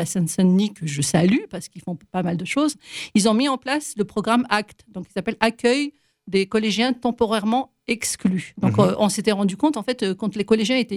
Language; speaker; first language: French; native; French